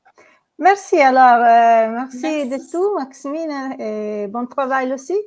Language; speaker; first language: French; non-native, learner; Italian